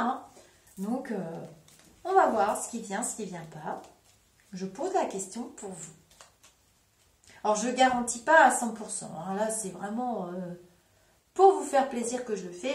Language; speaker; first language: French; native; French